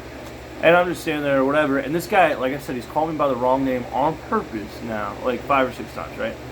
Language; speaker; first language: English; native; English